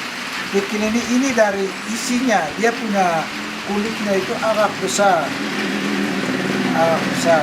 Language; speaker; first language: Indonesian; non-native, local second language; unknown